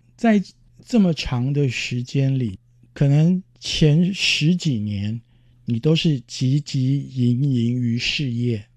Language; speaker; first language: Chinese; native; Chinese